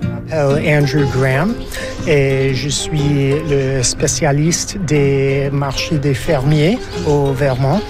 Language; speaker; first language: French; non-native, fluent; English